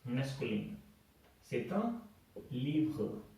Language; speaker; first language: French; non-native, fluent; Hindi